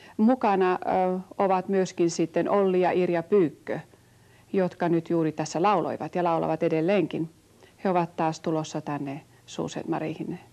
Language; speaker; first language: Finnish; native; Finnish